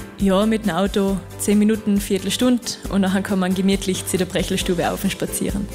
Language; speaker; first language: German; native; German